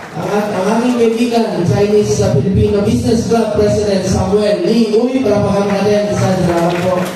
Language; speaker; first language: Filipino; non-native, local second language; Cebuano